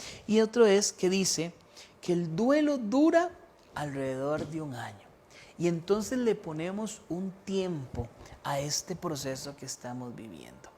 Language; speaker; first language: Spanish; native; Spanish